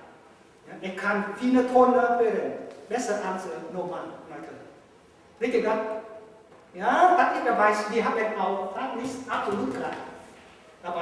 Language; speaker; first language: German; non-native, learner; Vietnamese